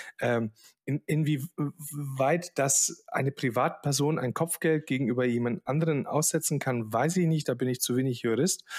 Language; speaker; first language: German; early bilingual, other home language; Polish